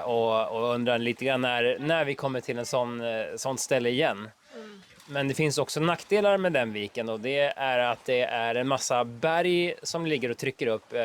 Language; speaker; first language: Swedish; native; Swedish